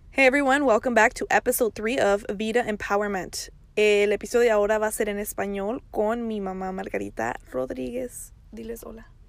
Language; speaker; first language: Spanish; early bilingual, heritage; Spanish